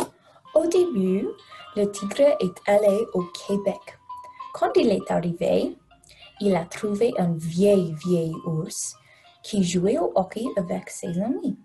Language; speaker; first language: French; non-native, learner; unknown